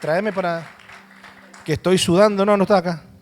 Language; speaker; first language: Spanish; native; Spanish